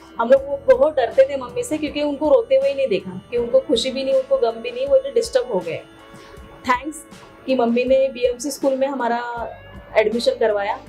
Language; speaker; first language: Hindi; non-native, local second language; Marathi